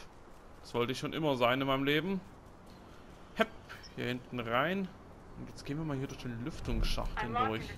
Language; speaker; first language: German; native; German